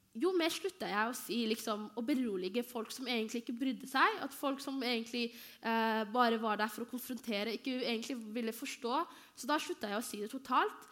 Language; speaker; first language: Norwegian; early bilingual, other home language; Somali